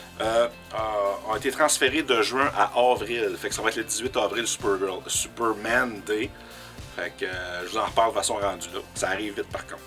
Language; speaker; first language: French; native; French